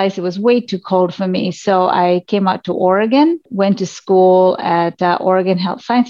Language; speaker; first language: English; non-native, local second language; Tamil